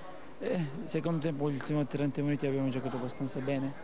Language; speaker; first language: Italian; non-native, fluent; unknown